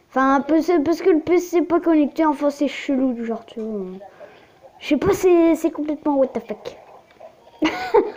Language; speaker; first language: French; native; French